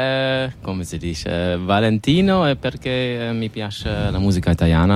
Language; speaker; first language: Italian; non-native, learner; Czech